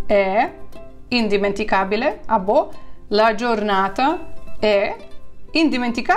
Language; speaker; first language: Italian; non-native, fluent; Ukrainian